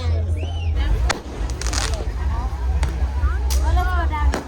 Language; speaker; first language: English; non-native, learner; Indonesian